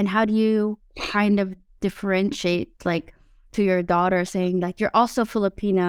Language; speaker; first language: English; early bilingual, other home language; Filipino